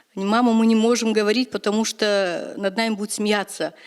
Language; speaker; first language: Russian; non-native, local second language; Kazakh